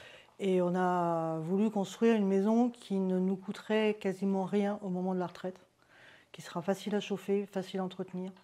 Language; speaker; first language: French; native; French